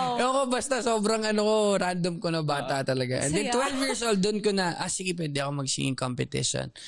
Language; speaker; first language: Filipino; non-native, local second language; Cebuano